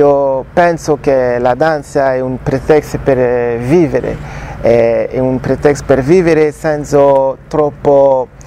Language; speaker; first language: Italian; non-native, learner; French